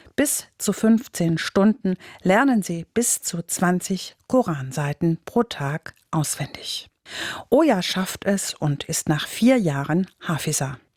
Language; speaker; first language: German; native; German